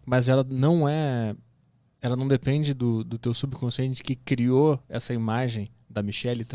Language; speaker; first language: Portuguese; native; Portuguese